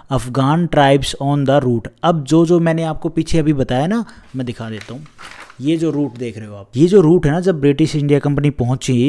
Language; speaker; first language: Hindi; native; Hindi